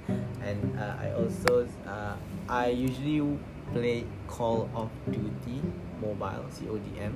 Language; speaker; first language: English; non-native, local second language; Malay